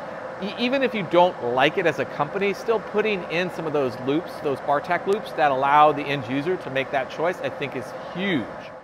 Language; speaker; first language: English; native; English